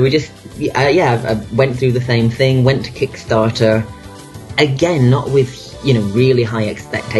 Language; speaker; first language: English; native; English